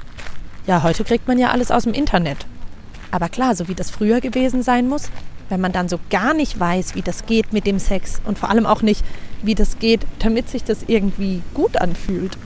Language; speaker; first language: German; native; German